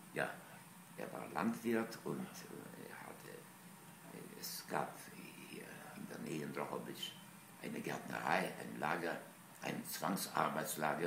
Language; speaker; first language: German; non-native, fluent; Polish